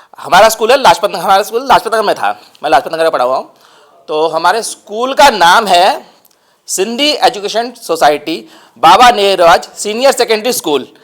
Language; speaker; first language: Hindi; non-native, local second language; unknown